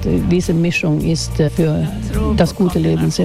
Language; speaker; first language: German; non-native, fluent; Swedish